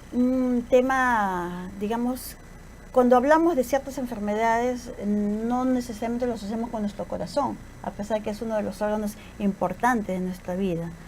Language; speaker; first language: Spanish; native; Spanish